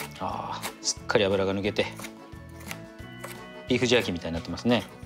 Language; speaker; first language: Japanese; native; Japanese